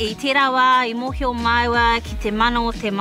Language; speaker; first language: Māori; non-native, local second language; English